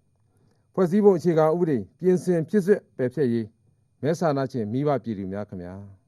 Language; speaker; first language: Burmese; non-native, local second language; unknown